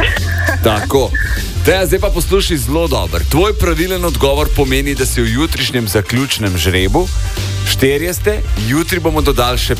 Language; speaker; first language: Slovenian; native; Slovenian